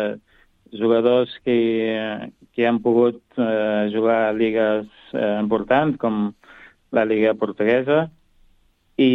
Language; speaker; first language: Catalan; non-native, fluent; Kabuverdianu